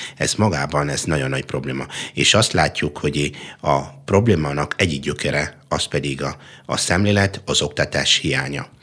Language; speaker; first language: Hungarian; non-native, fluent; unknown